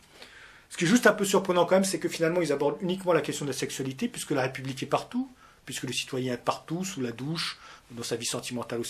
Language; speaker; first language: French; native; French